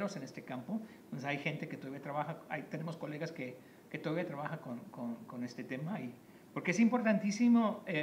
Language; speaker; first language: Spanish; native; Spanish